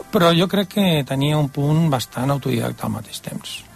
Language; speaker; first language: Catalan; native; Catalan